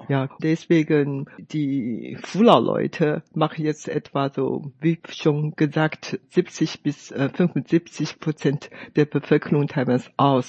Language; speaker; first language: German; non-native, fluent; Hakka Chinese